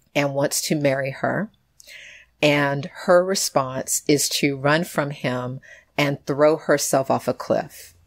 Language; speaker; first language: English; native; English